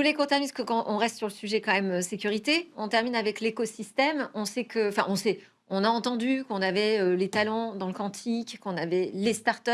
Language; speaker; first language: French; native; French